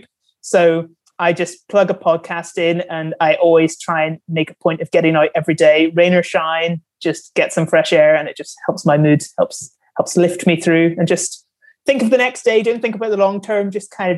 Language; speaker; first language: English; native; English